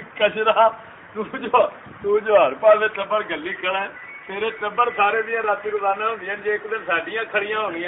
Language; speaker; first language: Urdu; non-native, local second language; Punjabi